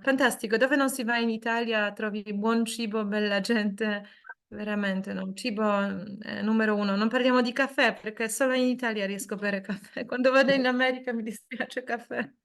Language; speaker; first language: Italian; non-native, fluent; Polish